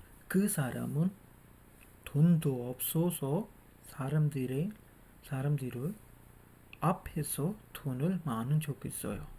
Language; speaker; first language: Korean; non-native, fluent; Urdu